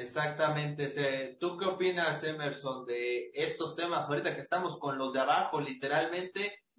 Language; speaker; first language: Spanish; native; Spanish